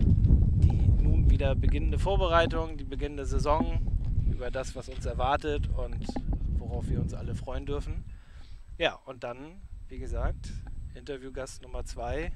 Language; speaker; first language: German; native; German